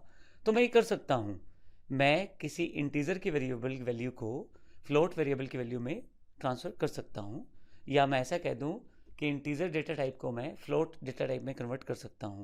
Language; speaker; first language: Hindi; native; Hindi